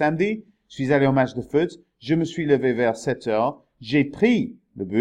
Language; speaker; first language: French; non-native, fluent; English